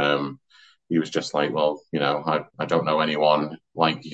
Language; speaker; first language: English; native; English